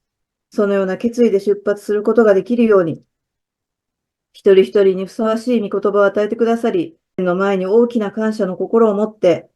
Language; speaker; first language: Japanese; native; Japanese